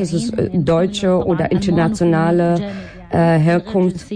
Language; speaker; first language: German; non-native, learner; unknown